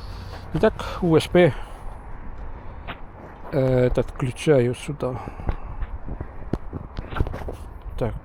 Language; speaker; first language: Russian; non-native, local second language; Estonian